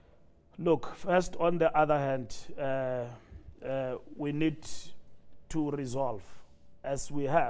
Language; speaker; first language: English; non-native, local second language; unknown